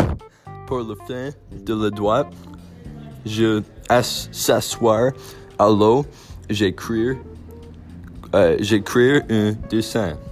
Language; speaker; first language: French; non-native, learner; English